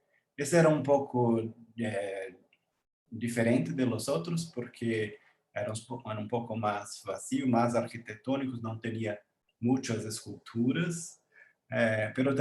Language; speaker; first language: Spanish; non-native, learner; Portuguese